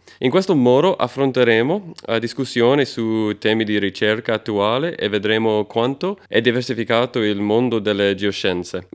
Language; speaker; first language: Italian; non-native, fluent; English